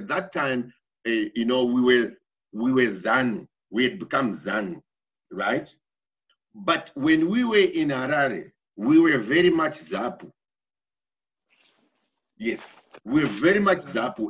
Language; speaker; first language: English; non-native, local second language; Shona